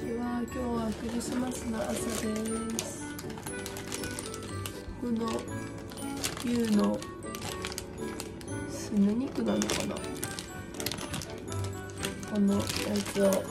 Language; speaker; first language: Japanese; native; Japanese